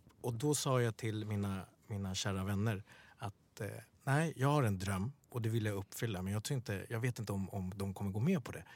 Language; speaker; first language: Swedish; early bilingual, other home language; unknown